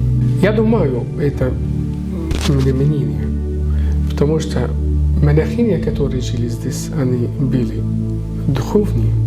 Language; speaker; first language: Russian; non-native, learner; Arabic